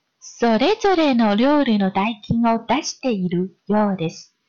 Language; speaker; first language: Japanese; non-native, fluent; Chinese